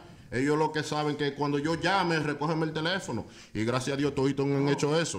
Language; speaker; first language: Spanish; native; Spanish